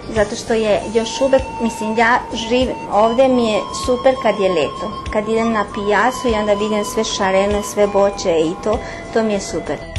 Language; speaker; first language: Serbian; non-native, fluent; Spanish